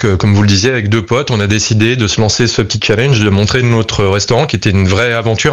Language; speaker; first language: French; native; French